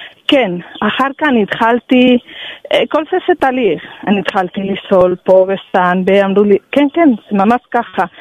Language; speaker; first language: Hebrew; non-native, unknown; Spanish